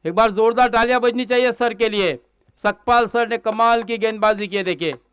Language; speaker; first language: Hindi; non-native, local second language; Marathi